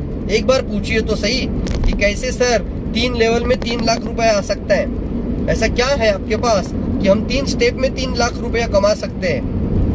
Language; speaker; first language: Hindi; non-native, local second language; Marathi